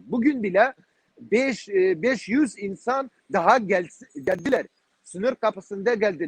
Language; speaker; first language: Turkish; non-native, learner; Kurdish